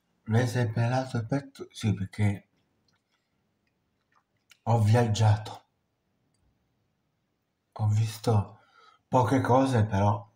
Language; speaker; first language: Italian; non-native, fluent; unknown